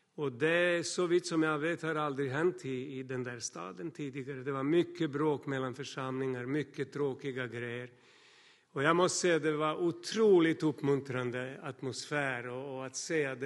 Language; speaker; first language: Swedish; non-native, fluent; Serbian